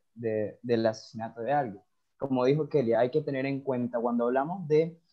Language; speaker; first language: Spanish; native; Spanish